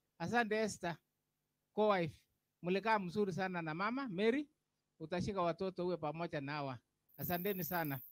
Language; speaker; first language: Swahili; non-native, local second language; Kalenjin